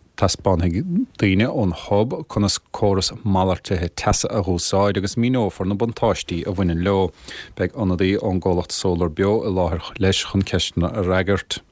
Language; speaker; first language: Irish; native; Irish